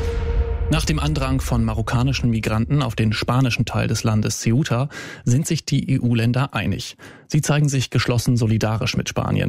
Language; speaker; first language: German; native; German